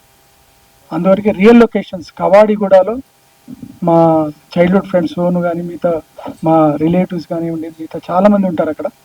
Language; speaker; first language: Telugu; native; Telugu